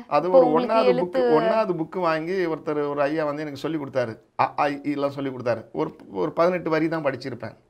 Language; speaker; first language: Tamil; non-native, local second language; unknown